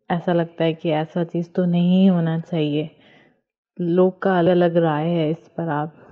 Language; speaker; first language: Hindi; native; Hindi